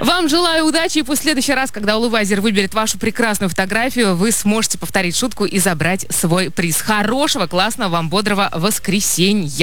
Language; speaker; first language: Russian; native; Russian